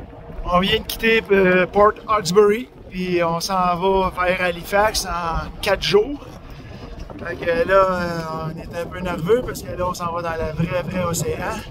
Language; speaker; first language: French; native; French